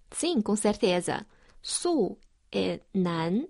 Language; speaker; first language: Portuguese; non-native, fluent; Chinese